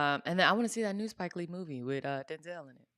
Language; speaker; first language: English; native; English